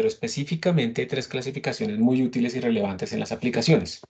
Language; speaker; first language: Spanish; native; Spanish